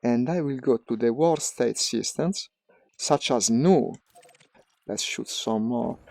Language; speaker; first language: English; non-native, fluent; Italian